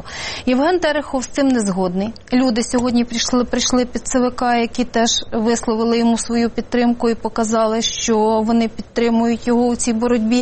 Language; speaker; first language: Ukrainian; native; Ukrainian